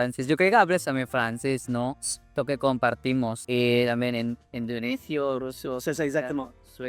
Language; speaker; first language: Spanish; non-native, fluent; Filipino